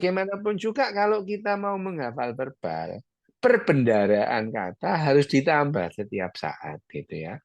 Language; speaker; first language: Indonesian; non-native, local second language; Arabic